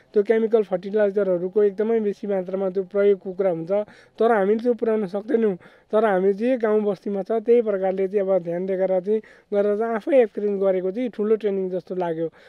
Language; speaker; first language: Nepali; native; Nepali